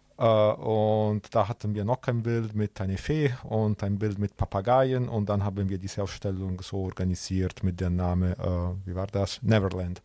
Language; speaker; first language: German; non-native, fluent; Italian